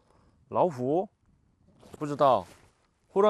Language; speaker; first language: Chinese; non-native, learner; Korean